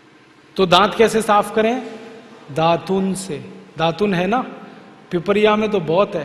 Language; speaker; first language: Hindi; native; Hindi